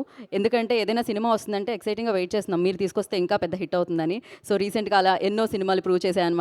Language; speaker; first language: Telugu; native; Telugu